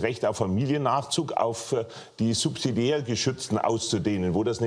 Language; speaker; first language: German; native; German